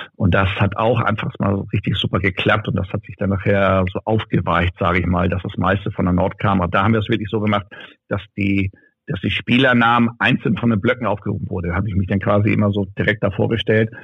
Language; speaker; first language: German; native; German